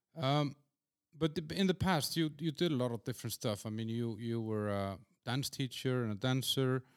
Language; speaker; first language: English; non-native, fluent; Icelandic